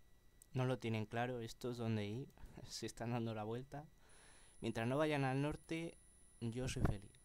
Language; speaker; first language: Spanish; native; Spanish